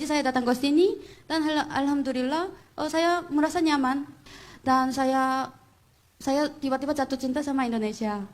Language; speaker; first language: Indonesian; non-native, fluent; Korean